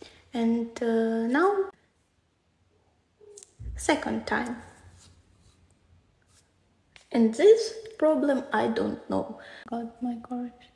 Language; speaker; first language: English; non-native, learner; Ukrainian